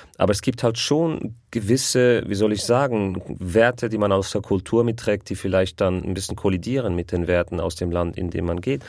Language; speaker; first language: German; early bilingual, other home language; Arabic